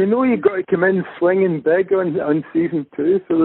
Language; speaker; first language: English; native; English